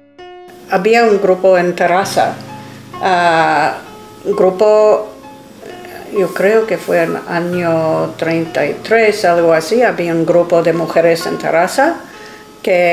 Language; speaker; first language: Spanish; non-native, fluent; English